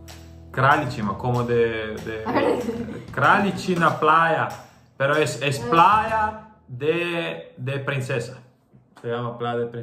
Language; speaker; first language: Spanish; non-native, learner; Croatian